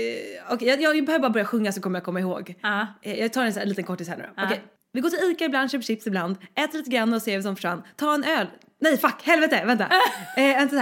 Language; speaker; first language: Swedish; native; Swedish